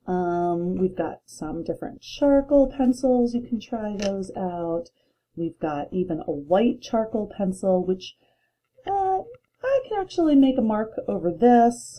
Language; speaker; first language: English; native; English